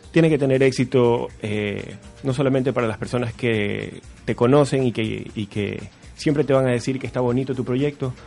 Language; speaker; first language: Spanish; native; Spanish